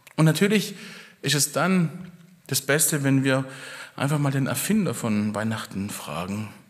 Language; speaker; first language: German; early bilingual, other home language; Italian